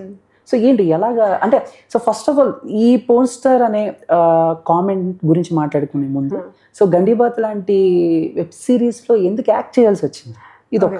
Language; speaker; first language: Telugu; native; Telugu